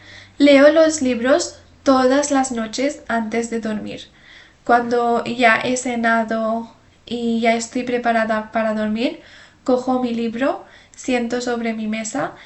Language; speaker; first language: Spanish; non-native, fluent; Urdu